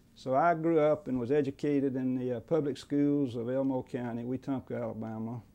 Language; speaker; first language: English; native; English